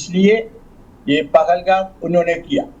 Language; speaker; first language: Hindi; non-native, local second language; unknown